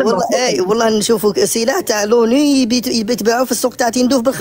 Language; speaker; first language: Arabic; native; Arabic